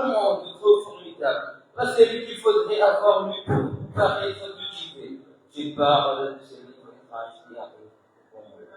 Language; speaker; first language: French; non-native, local second language; Comorian